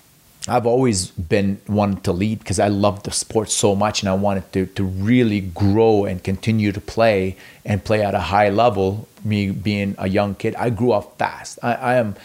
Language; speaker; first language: English; non-native, fluent; Arabic